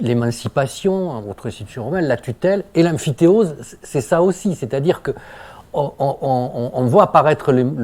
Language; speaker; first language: French; native; French